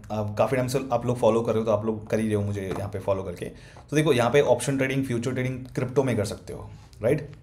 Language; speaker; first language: Hindi; native; Hindi